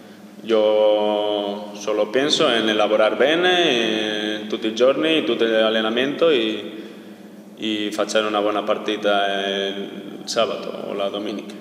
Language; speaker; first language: Italian; non-native, learner; Spanish